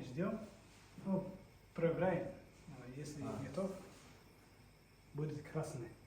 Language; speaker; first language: Russian; non-native, learner; Somali